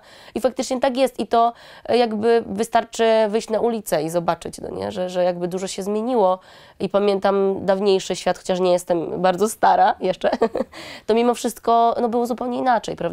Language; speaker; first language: Polish; native; Polish